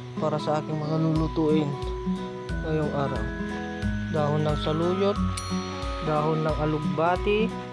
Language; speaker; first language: Filipino; non-native, local second language; Iloko